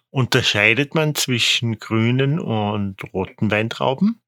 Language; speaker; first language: German; native; German